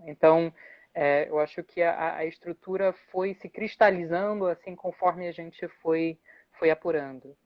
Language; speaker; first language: Portuguese; non-native, fluent; English